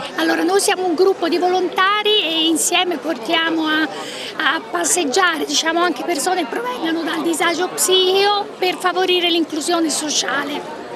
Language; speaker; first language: Italian; native; Italian